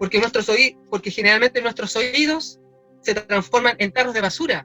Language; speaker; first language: Spanish; native; Spanish